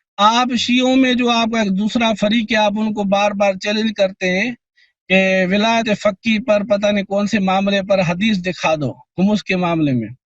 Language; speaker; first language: Urdu; non-native, local second language; Sindhi